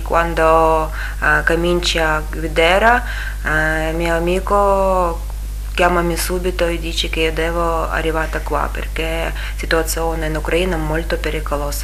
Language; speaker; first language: Italian; non-native, learner; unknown